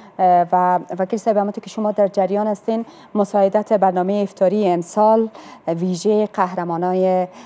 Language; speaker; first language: Persian; native; Persian